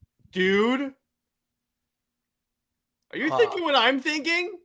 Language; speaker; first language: English; native; English